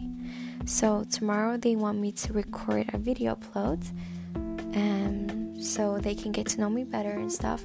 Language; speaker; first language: English; non-native, fluent; Swedish